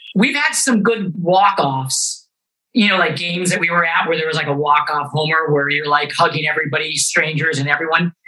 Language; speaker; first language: English; native; English